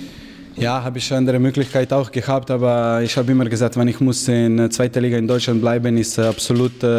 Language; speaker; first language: German; non-native, learner; Slovenian